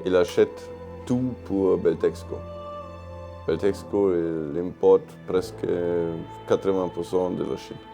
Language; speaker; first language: French; non-native, fluent; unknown